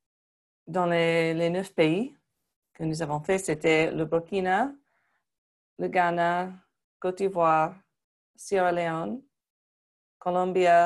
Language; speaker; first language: French; non-native, fluent; English